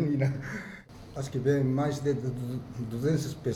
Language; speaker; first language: Portuguese; non-native, fluent; Japanese